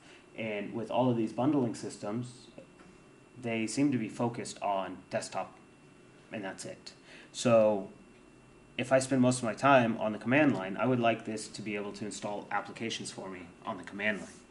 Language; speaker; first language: English; native; English